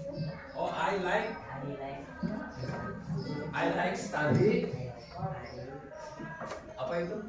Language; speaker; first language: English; non-native, fluent; Indonesian